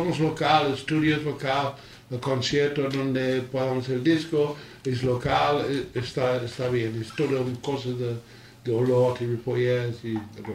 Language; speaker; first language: Spanish; non-native, learner; English